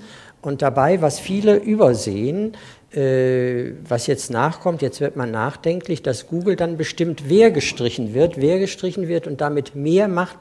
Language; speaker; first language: German; native; German